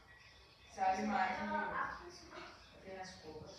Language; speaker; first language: Danish; early bilingual, other home language; Turkish